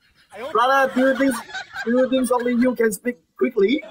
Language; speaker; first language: English; non-native, learner; Nepali